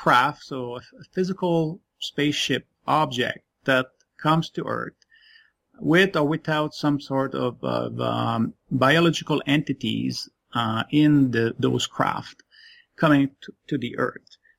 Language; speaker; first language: English; non-native, fluent; French